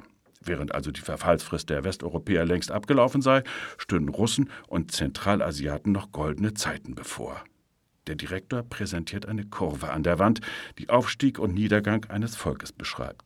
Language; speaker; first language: German; native; German